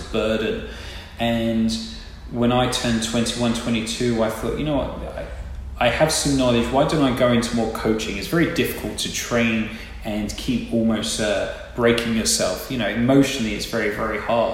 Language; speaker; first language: English; native; English